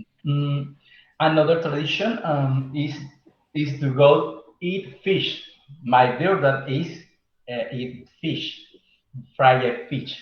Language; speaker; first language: English; non-native, learner; Spanish